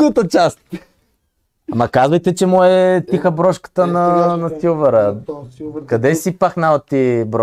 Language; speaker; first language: Bulgarian; native; Bulgarian